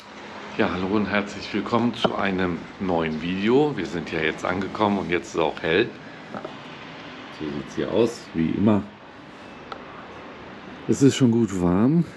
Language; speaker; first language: German; native; German